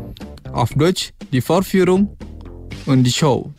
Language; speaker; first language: German; non-native, fluent; Indonesian